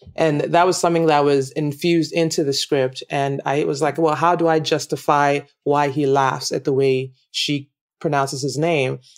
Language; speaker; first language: English; non-native, local second language; Yoruba